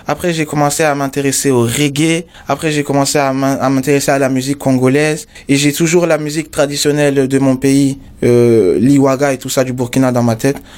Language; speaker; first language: French; non-native, local second language; Mossi